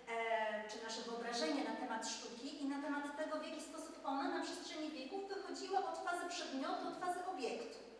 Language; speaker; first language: Polish; native; Polish